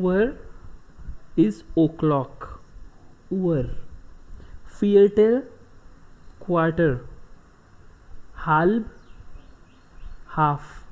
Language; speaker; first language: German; non-native, fluent; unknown